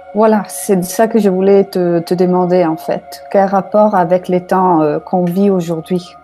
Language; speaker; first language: French; non-native, fluent; Italian